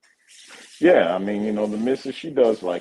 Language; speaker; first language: English; native; English